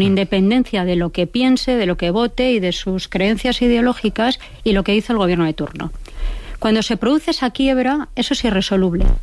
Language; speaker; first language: Spanish; native; Spanish